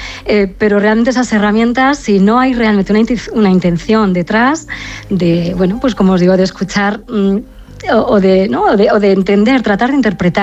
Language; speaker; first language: Spanish; native; Spanish